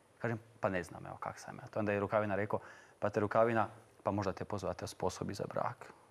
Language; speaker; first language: Croatian; native; Croatian